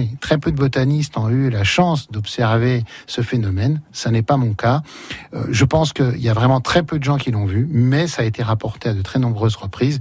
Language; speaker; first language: French; native; French